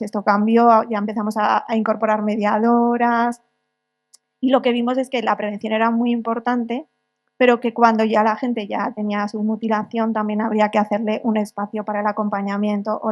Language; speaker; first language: Spanish; native; Spanish